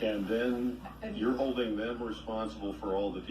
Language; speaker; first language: English; native; English